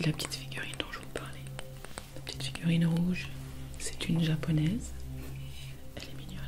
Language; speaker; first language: French; native; French